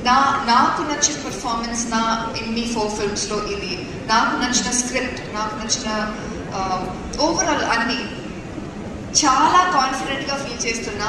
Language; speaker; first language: Telugu; non-native, fluent; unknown